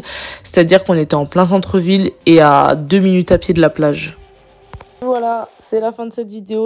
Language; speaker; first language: French; native; French